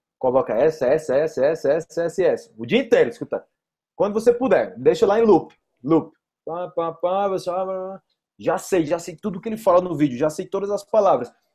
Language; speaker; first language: Portuguese; native; Portuguese